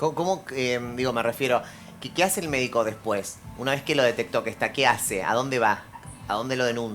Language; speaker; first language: Spanish; native; Spanish